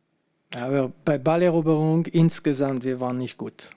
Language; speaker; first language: German; non-native, fluent; French